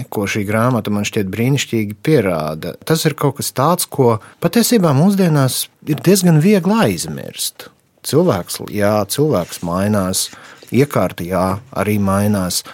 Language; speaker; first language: Latvian; native; Latvian